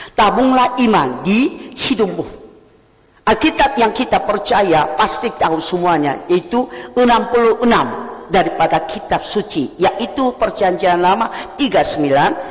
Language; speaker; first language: Indonesian; non-native, fluent; Korean